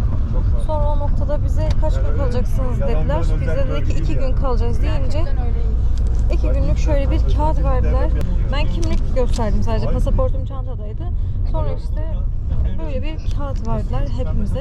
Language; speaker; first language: Turkish; native; Turkish